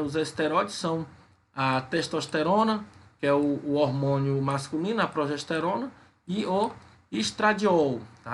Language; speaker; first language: Portuguese; native; Portuguese